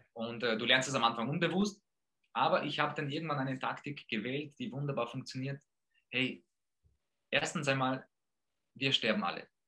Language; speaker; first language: German; early bilingual, other home language; Polish